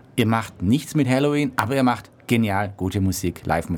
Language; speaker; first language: German; native; German